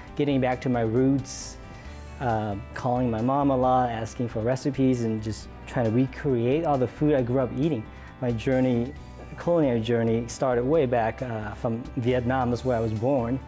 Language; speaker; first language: English; native; English